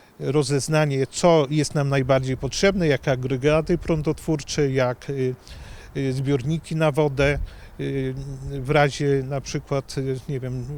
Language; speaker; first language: Polish; native; Polish